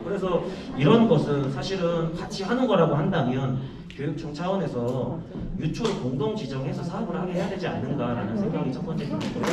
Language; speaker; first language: Korean; native; Korean